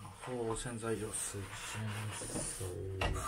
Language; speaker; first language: Chinese; non-native, fluent; Japanese